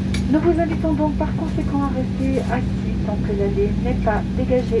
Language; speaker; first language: French; native; French